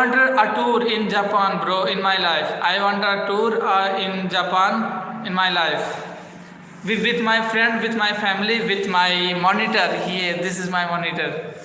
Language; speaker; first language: English; non-native, learner; Hindi